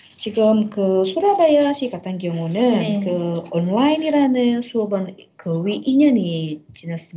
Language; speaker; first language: Korean; non-native, fluent; Indonesian